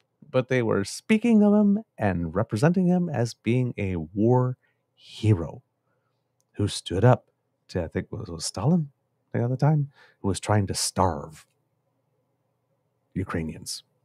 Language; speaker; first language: English; native; English